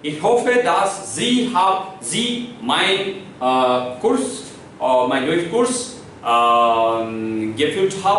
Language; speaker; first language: German; non-native, learner; Hindi